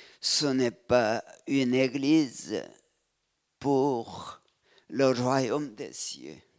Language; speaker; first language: French; non-native, fluent; Korean